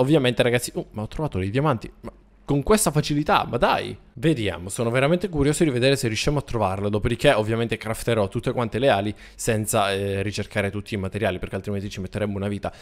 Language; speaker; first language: Italian; native; Italian